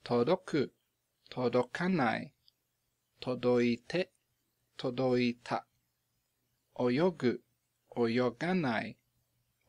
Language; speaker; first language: Japanese; non-native, fluent; English